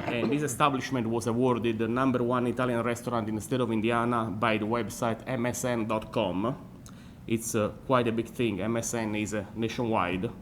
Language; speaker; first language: English; non-native, fluent; Italian